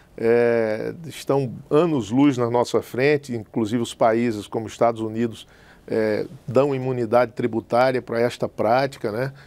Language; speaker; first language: Portuguese; native; Portuguese